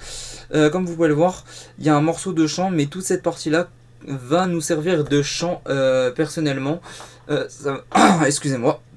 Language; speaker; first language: French; native; French